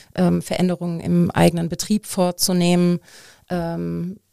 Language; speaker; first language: German; native; German